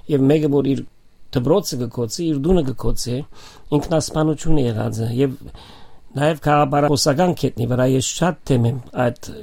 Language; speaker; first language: Armenian; native; Armenian